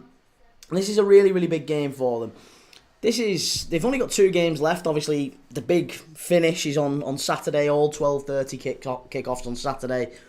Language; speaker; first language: English; native; English